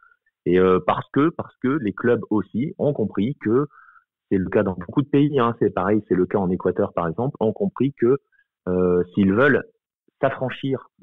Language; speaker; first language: French; native; French